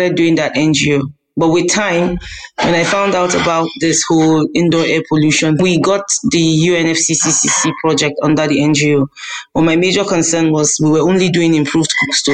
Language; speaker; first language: English; non-native, local second language; Hausa